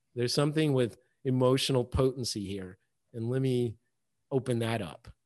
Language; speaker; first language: English; early bilingual, other home language; Russian